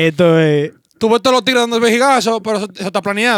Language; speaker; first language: Spanish; native; Spanish